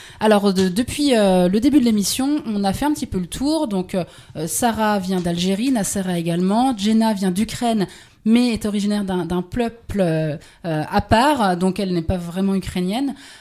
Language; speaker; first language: French; native; French